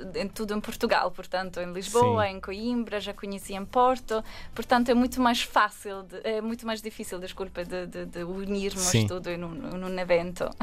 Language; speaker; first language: Portuguese; non-native, fluent; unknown